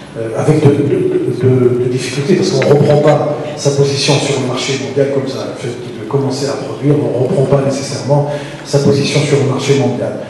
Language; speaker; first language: French; non-native, local second language; Arabic